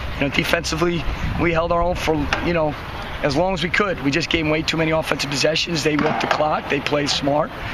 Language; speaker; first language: English; native; English